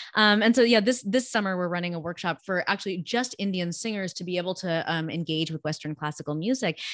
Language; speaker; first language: English; early bilingual, other home language; Gujarati